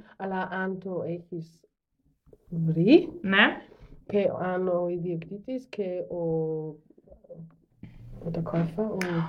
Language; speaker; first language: Greek; non-native, learner; German